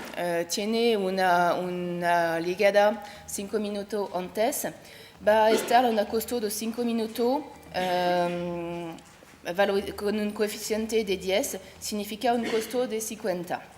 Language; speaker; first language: Spanish; non-native, learner; French